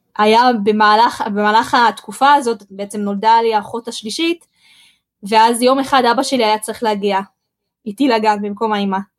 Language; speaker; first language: Hebrew; early bilingual, other home language; Russian